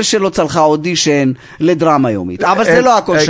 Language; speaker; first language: Hebrew; native; Hebrew